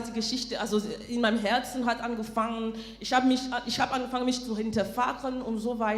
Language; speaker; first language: German; non-native, fluent; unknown